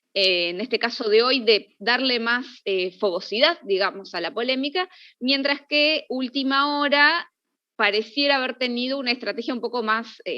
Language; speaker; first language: Spanish; native; Spanish